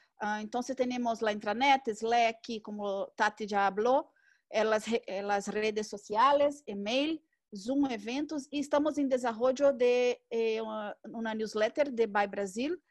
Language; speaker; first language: Spanish; non-native, learner; Portuguese